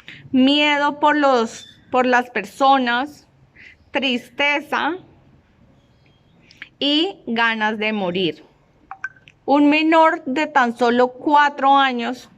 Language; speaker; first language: Spanish; native; Spanish